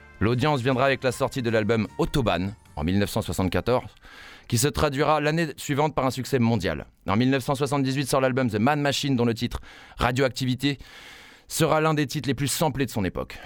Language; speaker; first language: French; native; French